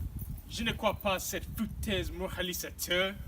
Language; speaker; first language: French; non-native, learner; English